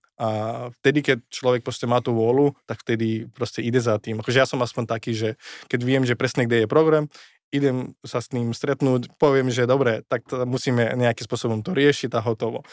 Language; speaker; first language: Slovak; non-native, fluent; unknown